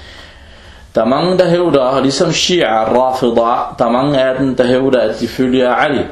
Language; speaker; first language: Danish; non-native, fluent; Arabic